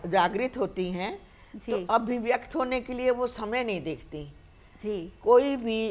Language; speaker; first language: Hindi; native; Hindi